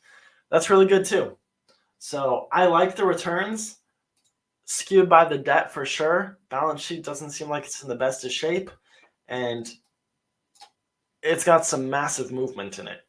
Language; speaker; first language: English; native; English